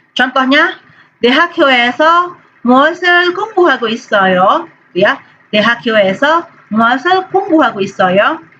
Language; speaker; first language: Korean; non-native, fluent; Indonesian